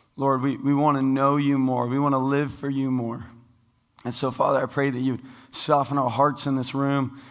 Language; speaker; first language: English; native; English